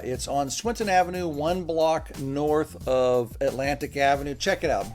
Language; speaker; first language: English; native; English